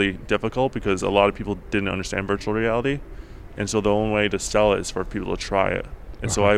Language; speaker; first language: English; early bilingual, other home language; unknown